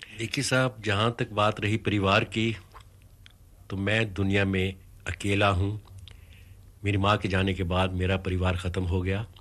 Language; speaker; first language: Hindi; native; Hindi